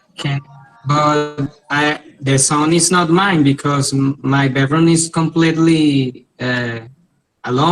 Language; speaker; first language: English; non-native, learner; Spanish